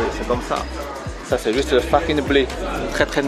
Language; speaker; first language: French; non-native, learner; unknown